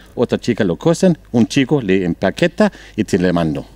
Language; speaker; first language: Spanish; non-native, learner; Danish